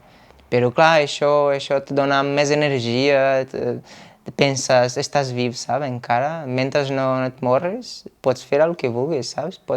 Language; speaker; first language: Catalan; non-native, fluent; Portuguese